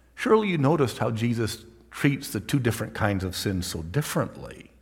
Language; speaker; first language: English; native; English